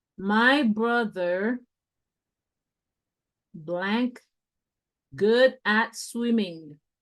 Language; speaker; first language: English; non-native, fluent; Spanish